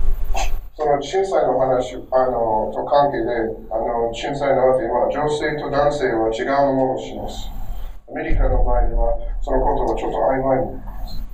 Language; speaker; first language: Japanese; non-native, learner; English